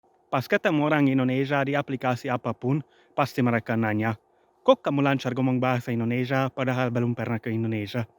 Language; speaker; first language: Indonesian; non-native, fluent; Hungarian